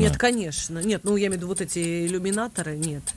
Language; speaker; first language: Russian; native; Russian